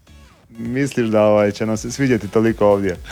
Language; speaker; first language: Serbian; native; Serbian